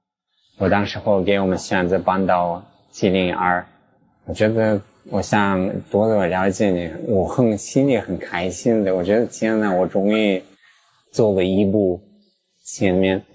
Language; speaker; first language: Chinese; early bilingual, heritage; English